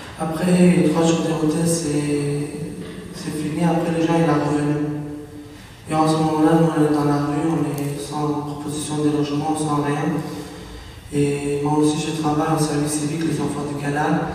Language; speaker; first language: French; non-native, learner; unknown